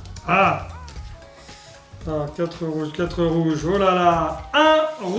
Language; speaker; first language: French; native; French